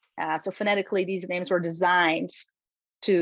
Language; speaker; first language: English; non-native, fluent; Polish